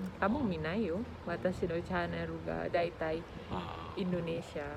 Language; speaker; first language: Japanese; non-native, learner; Indonesian